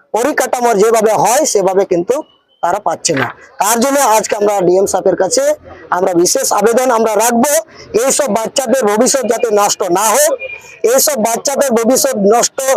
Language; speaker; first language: Bangla; non-native, local second language; Santali